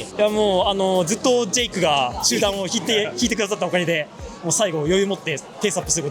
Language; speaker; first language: Japanese; native; Japanese